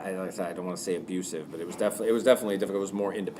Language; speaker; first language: English; native; English